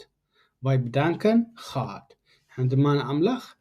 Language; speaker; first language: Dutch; non-native, learner; Tigrinya